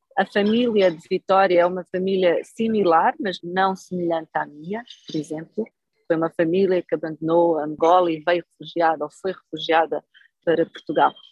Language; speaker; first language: Portuguese; native; Portuguese